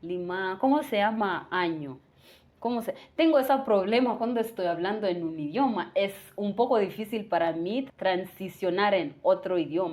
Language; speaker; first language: Spanish; non-native, fluent; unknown